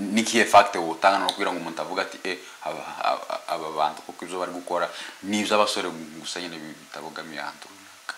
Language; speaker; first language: Kinyarwanda; native; Kinyarwanda